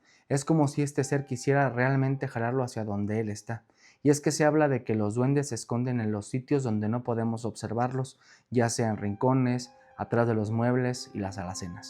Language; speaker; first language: Spanish; native; Spanish